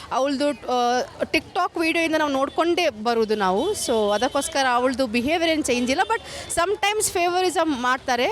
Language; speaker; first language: Kannada; non-native, local second language; Tulu